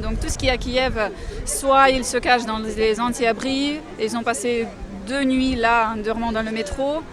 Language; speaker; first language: French; non-native, fluent; Russian